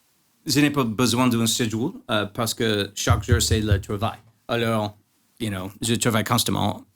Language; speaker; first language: French; non-native, learner; English